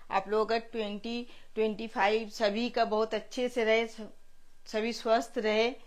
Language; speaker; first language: Hindi; non-native, local second language; Bangla